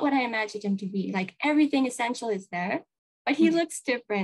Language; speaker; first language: English; non-native, local second language; Japanese